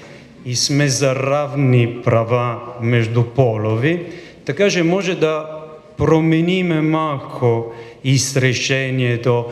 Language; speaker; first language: Bulgarian; non-native, fluent; Italian